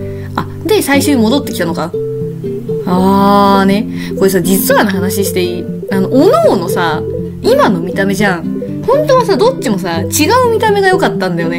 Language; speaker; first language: Japanese; native; Japanese